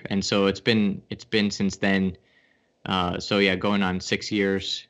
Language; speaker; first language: English; native; English